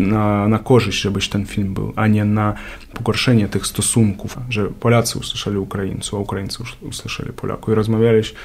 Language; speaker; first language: Polish; non-native, learner; Ukrainian